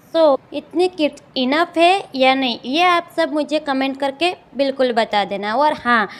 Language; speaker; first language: Hindi; non-native, local second language; Gujarati